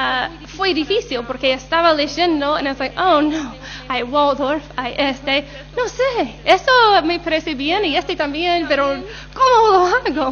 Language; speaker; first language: Spanish; non-native, learner; English